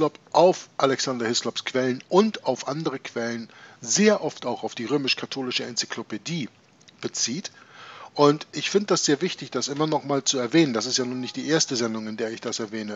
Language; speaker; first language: German; native; German